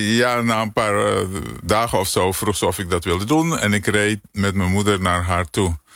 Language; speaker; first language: Dutch; native; Dutch